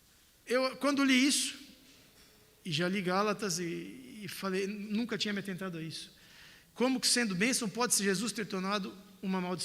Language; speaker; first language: Portuguese; native; Portuguese